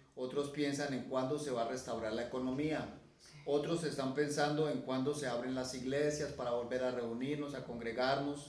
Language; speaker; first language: Spanish; native; Spanish